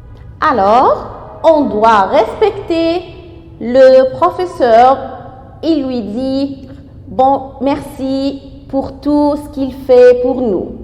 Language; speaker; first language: French; non-native, fluent; Arabic